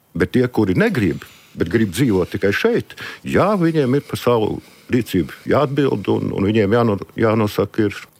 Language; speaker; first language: Latvian; non-native, local second language; Russian